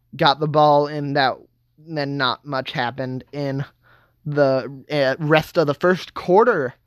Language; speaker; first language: English; native; English